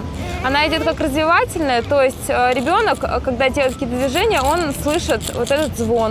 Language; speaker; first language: Russian; native; Russian